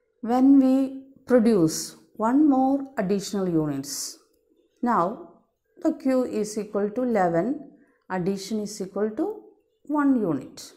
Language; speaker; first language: English; non-native, local second language; Malayalam